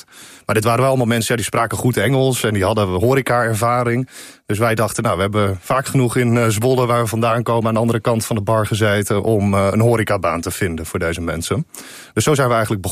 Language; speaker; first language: Dutch; native; Dutch